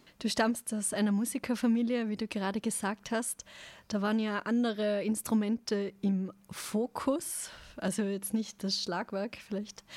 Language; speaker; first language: German; native; German